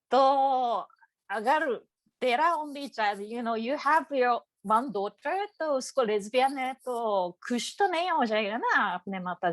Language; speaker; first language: Hindi; non-native, learner; Japanese